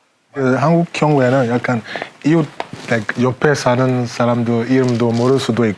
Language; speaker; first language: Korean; non-native, learner; English